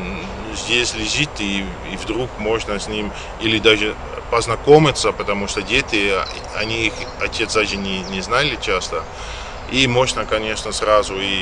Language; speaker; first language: Russian; non-native, fluent; Dutch